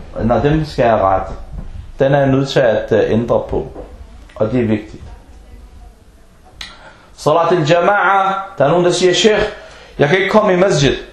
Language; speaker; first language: Danish; non-native, fluent; Arabic